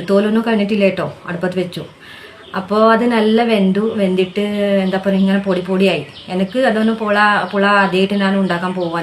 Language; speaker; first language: Malayalam; non-native, local second language; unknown